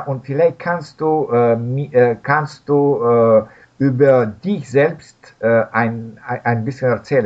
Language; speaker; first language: German; non-native, fluent; Russian